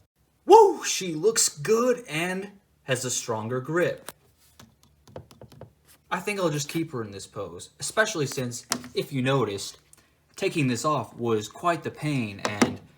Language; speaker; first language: English; native; English